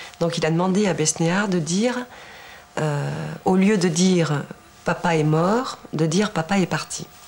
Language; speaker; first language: French; native; French